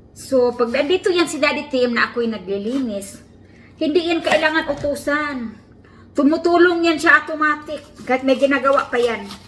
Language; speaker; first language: Filipino; native; Filipino